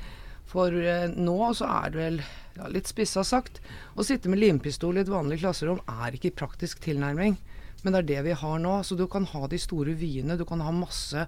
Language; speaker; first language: Norwegian; native; Norwegian